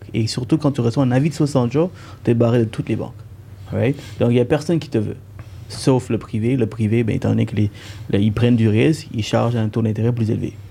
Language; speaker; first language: French; early bilingual, other home language; Tamil